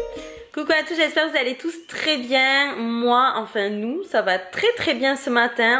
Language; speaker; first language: French; native; French